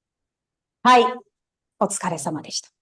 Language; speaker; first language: Japanese; non-native, fluent; Tamil